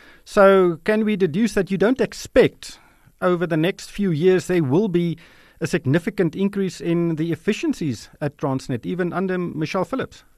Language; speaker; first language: English; non-native, local second language; Afrikaans